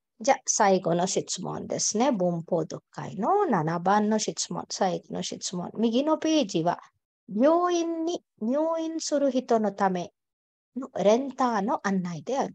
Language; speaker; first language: Japanese; non-native, fluent; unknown